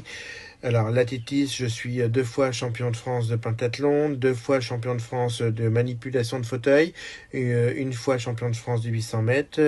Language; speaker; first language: French; native; French